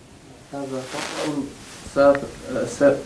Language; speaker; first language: Arabic; non-native, learner; Bosnian